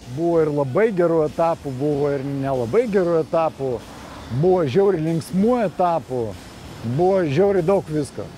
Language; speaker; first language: Lithuanian; native; Lithuanian